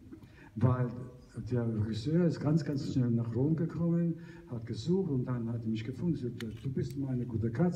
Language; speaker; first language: German; non-native, learner; Italian